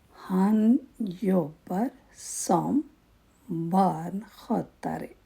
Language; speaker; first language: Swedish; non-native, fluent; Urdu